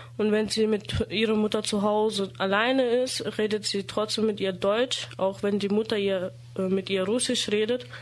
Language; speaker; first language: German; early bilingual, other home language; Russian